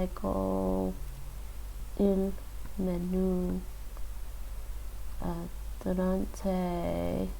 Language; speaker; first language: Italian; non-native, learner; English